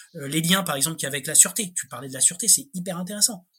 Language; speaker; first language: French; native; French